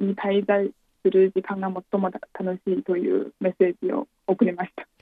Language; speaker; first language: Japanese; non-native, fluent; Chinese